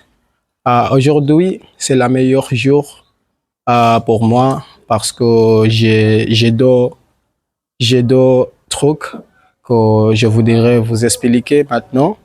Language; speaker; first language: French; non-native, learner; Swahili